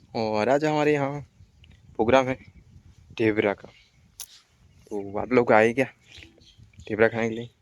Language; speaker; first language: Hindi; non-native, local second language; Gujarati